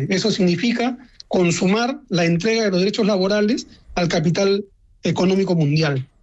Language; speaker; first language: Spanish; native; Spanish